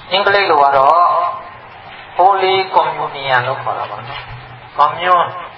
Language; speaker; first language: Burmese; non-native, local second language; Hakha Chin